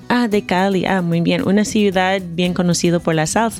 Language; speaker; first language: Spanish; non-native, fluent; English